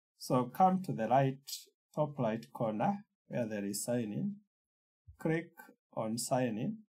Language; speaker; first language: English; non-native, local second language; Kikuyu